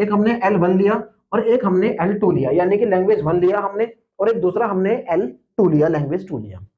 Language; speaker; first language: Hindi; native; Hindi